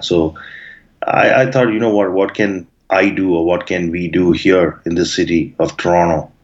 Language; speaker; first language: English; non-native, local second language; Malayalam